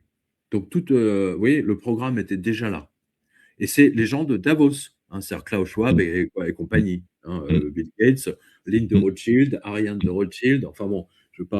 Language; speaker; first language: French; native; French